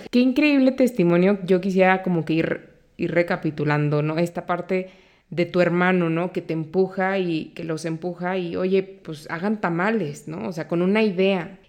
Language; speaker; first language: Spanish; native; Spanish